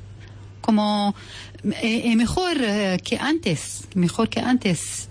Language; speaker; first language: Spanish; non-native, learner; Arabic